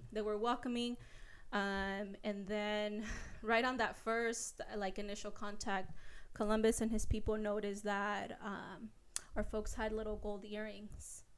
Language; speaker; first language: English; early bilingual, other home language; Spanish